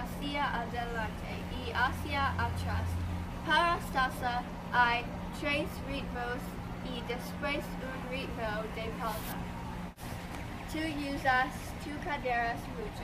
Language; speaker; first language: Spanish; non-native, learner; English